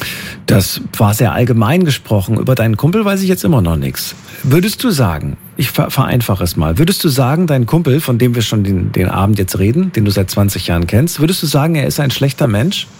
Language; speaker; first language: German; native; German